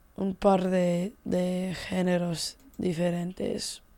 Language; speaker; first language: Spanish; non-native, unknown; English